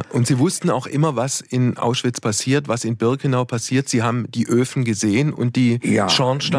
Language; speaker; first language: German; native; German